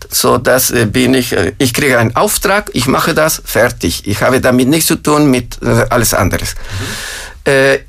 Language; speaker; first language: German; non-native, fluent; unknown